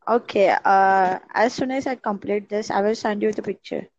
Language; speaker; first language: English; non-native, learner; Gujarati